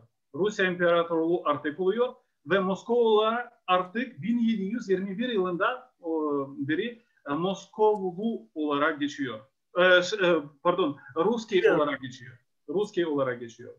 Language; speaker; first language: Turkish; non-native, fluent; Ukrainian